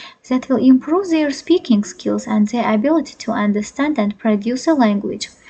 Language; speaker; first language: English; non-native, fluent; Azerbaijani